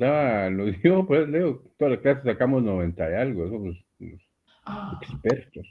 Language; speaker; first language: Spanish; native; Spanish